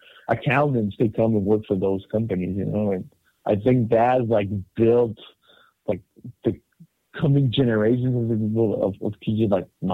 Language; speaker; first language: English; non-native, fluent; Spanish